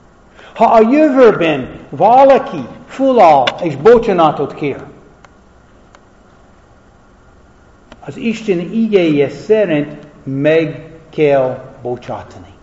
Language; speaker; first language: Hungarian; non-native, fluent; English